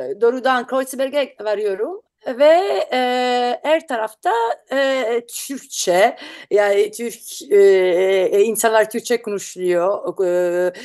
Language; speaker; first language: Turkish; non-native, learner; Italian